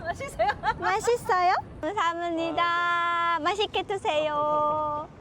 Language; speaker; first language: Korean; non-native, learner; Japanese